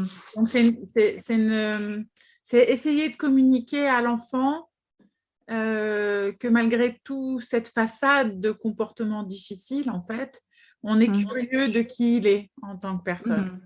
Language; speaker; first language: French; native; French